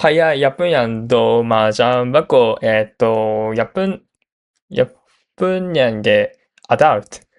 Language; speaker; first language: Cantonese; non-native, learner; Japanese